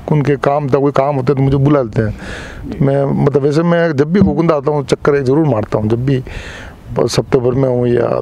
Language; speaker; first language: Hindi; native; Hindi